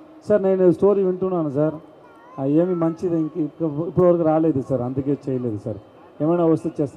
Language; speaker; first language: Telugu; non-native, learner; Tamil